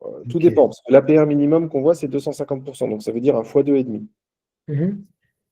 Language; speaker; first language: French; native; French